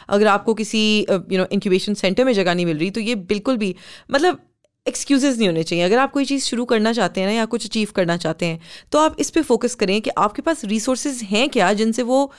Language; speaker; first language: Hindi; native; Hindi